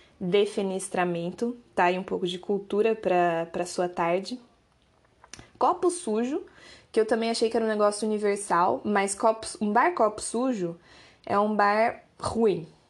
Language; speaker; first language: Portuguese; native; Portuguese